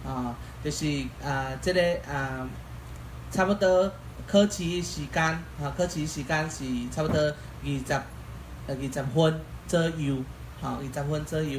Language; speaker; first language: Vietnamese; non-native, fluent; Chinese